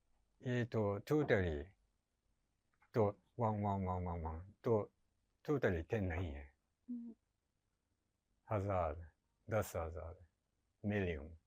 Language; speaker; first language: Hindi; non-native, learner; Japanese